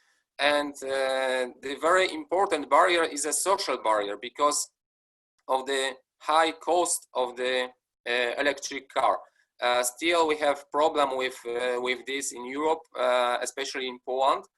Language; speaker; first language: English; non-native, fluent; Polish